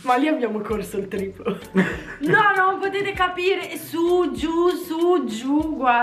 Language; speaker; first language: Italian; native; Italian